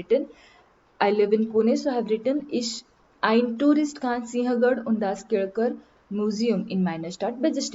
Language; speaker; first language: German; non-native, learner; Marathi